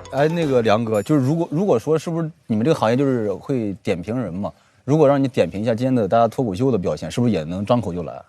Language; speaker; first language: Chinese; native; Chinese